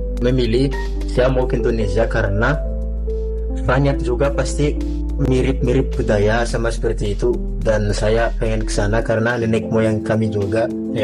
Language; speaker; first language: Indonesian; non-native, fluent; Malagasy